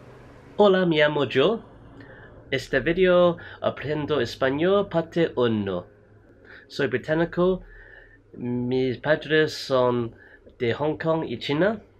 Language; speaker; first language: Spanish; non-native, learner; English